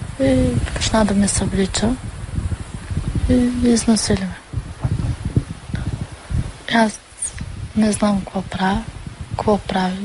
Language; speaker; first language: Bulgarian; non-native, local second language; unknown